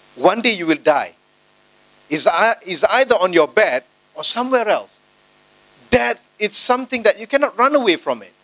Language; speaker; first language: English; non-native, local second language; Malay